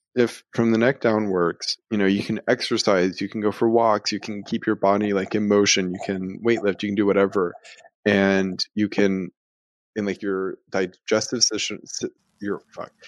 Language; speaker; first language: English; native; English